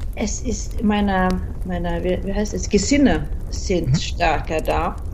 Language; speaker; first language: German; non-native, fluent; Norwegian